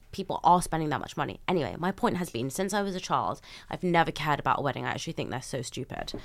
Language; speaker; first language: English; early bilingual, other home language; Hindi